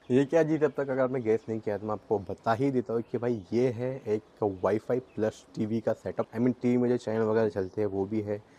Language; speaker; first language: Hindi; non-native, local second language; Gujarati